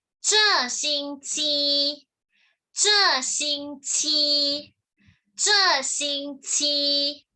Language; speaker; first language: Chinese; non-native, fluent; Thai